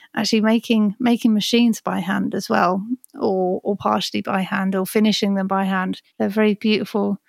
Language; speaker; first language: English; native; English